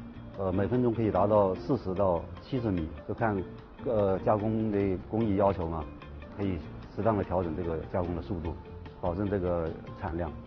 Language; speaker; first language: Chinese; native; Chinese